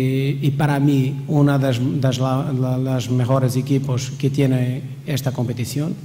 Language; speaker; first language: Spanish; non-native, fluent; Portuguese